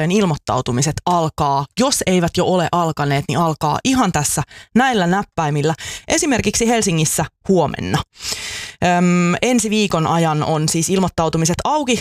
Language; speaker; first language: Finnish; native; Finnish